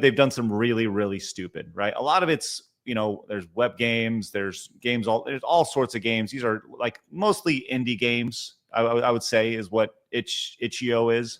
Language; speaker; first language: English; native; English